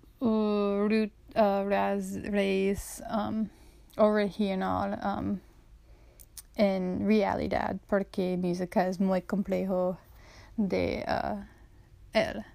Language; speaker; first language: Spanish; non-native, learner; English